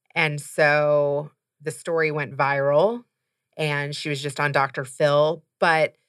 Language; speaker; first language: English; native; English